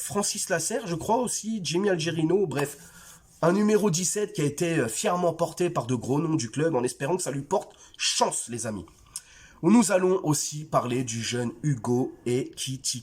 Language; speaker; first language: French; native; French